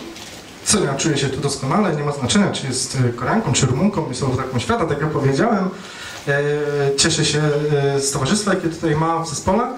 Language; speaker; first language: Polish; native; Polish